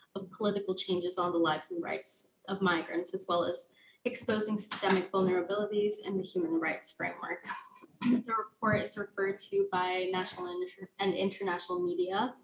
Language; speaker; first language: English; native; English